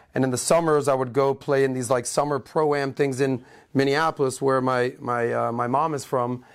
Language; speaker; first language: English; native; English